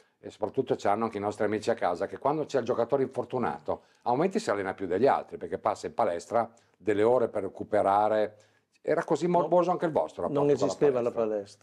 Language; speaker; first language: Italian; native; Italian